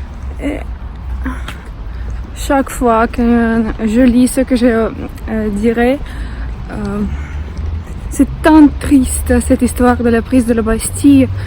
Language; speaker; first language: French; non-native, learner; Russian